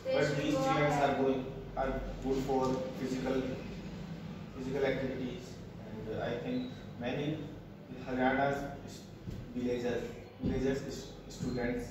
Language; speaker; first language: English; non-native, learner; Hindi